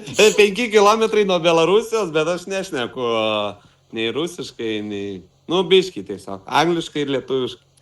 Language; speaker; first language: Lithuanian; native; Lithuanian